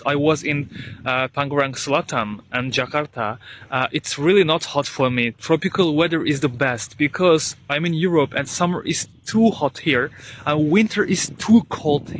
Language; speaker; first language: English; non-native, fluent; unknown